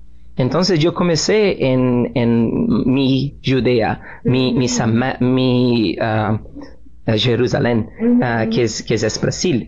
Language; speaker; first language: Spanish; non-native, learner; Portuguese